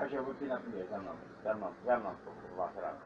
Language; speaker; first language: Polish; native; Polish